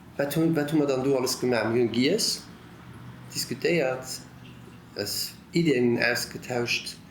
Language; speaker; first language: Luxembourgish; early bilingual, other home language; Italian